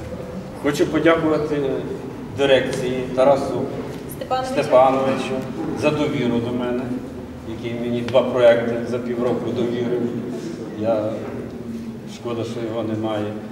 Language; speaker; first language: Ukrainian; native; Ukrainian